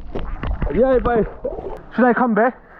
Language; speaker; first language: English; non-native, learner; Korean